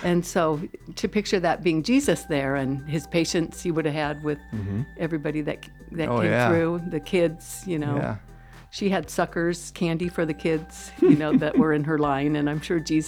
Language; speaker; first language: English; native; English